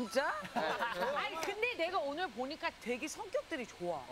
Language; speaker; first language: Korean; native; Korean